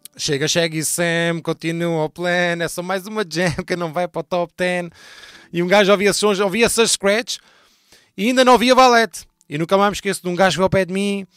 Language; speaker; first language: Portuguese; early bilingual, heritage; Portuguese